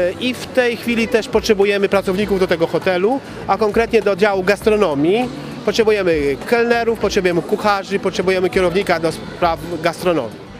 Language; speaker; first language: Polish; native; Polish